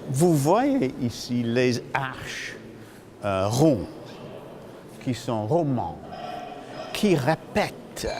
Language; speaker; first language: French; non-native, fluent; English